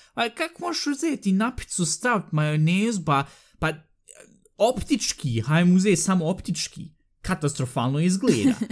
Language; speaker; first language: Bosnian; early bilingual, heritage; Bosnian